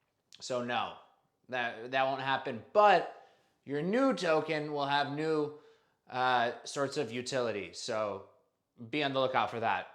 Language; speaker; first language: English; native; English